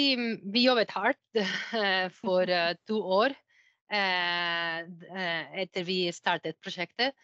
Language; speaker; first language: Norwegian; non-native, fluent; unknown